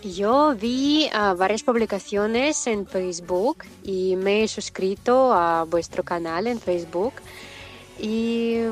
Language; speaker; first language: Spanish; non-native, fluent; Russian